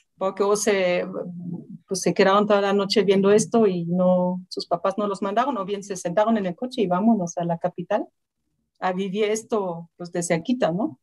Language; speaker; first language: Spanish; non-native, fluent; German